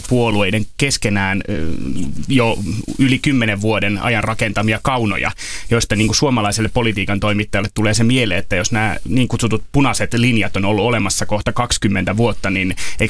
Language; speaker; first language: Finnish; native; Finnish